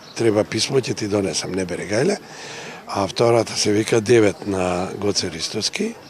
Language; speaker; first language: Macedonian; native; Macedonian